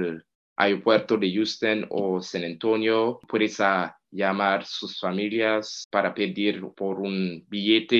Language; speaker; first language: Spanish; non-native, fluent; Haitian Creole